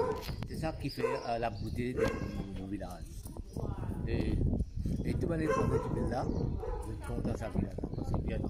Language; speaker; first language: French; non-native, local second language; Morisyen